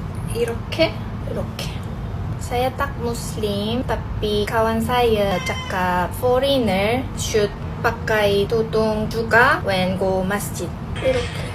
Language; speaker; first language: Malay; non-native, learner; Korean